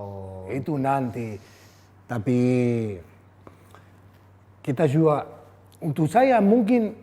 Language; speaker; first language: Indonesian; non-native, fluent; Spanish